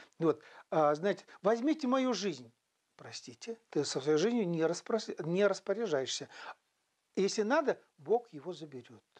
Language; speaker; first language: Russian; non-native, local second language; Chuvash